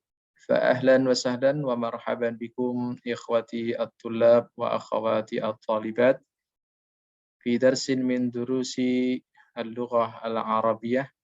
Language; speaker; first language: Arabic; non-native, fluent; Indonesian